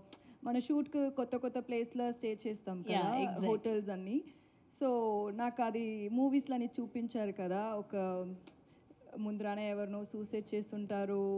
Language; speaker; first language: Telugu; non-native, learner; Tamil